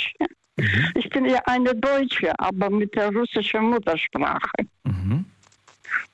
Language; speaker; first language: German; non-native, fluent; Russian